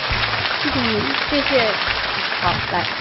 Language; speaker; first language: Chinese; native; Chinese